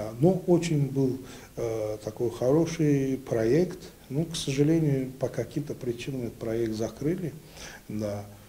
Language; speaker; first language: Russian; non-native, local second language; Azerbaijani